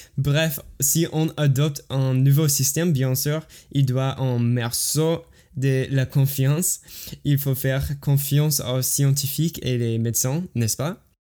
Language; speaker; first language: French; non-native, learner; English